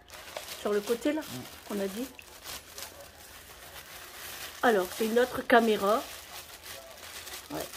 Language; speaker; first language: French; native; French